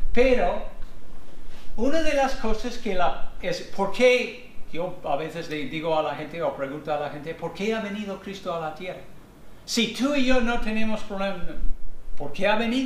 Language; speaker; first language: Spanish; non-native, fluent; English